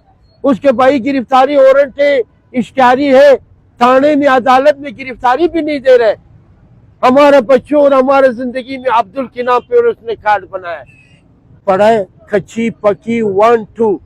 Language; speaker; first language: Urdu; non-native, local second language; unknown